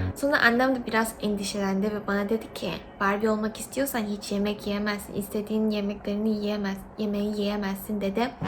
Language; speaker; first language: Turkish; early bilingual, other home language; Korean